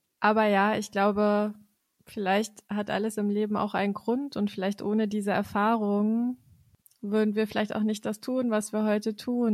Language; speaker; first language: German; native; German